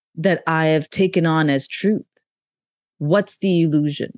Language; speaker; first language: English; non-native, local second language; Urdu